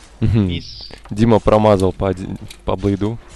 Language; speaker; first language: Russian; native; Russian